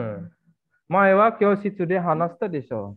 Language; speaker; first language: Japanese; non-native, fluent; Indonesian